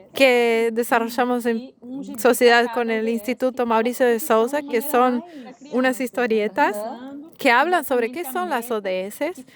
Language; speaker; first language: Spanish; non-native, fluent; Portuguese